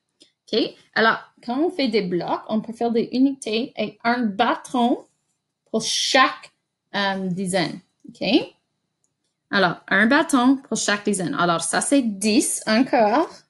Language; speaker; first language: French; non-native, fluent; English